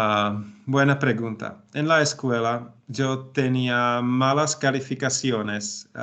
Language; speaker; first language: Spanish; non-native, learner; Czech